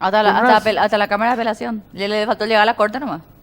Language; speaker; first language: Spanish; native; Spanish